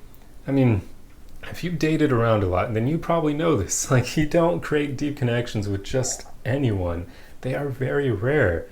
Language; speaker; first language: English; native; English